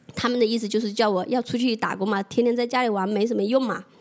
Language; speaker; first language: Chinese; native; Chinese